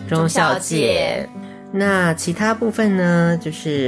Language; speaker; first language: Chinese; native; Chinese